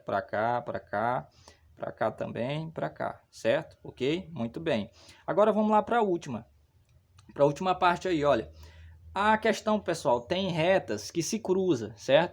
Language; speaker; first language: Portuguese; native; Portuguese